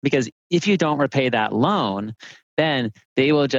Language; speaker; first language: English; native; English